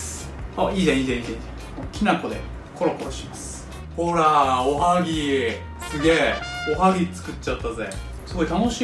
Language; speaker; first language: Japanese; native; Japanese